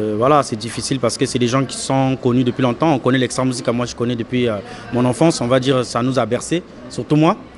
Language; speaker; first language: French; non-native, local second language; Lingala